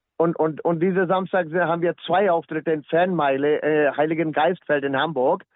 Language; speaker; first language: German; non-native, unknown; Punjabi